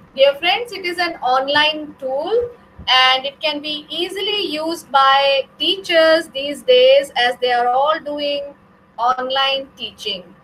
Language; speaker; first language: English; non-native, local second language; Hindi